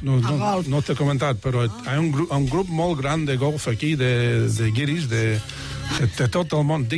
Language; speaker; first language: Catalan; non-native, fluent; English